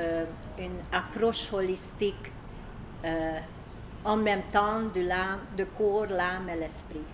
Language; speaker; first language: French; non-native, learner; Hungarian